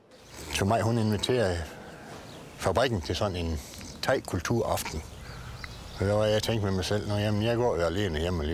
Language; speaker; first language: Danish; native; Danish